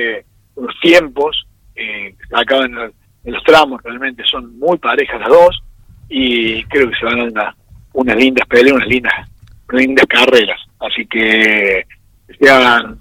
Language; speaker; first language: Spanish; native; Spanish